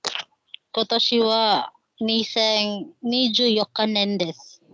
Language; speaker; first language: Japanese; non-native, learner; Filipino